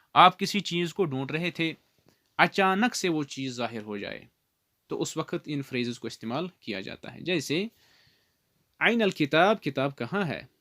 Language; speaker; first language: Urdu; non-native, local second language; Kashmiri